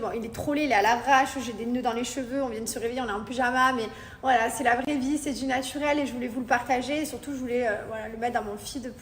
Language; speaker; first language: French; native; French